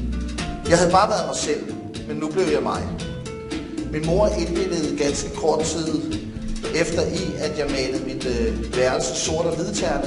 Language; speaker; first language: Danish; native; Danish